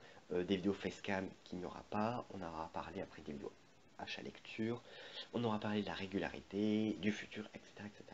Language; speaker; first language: French; native; French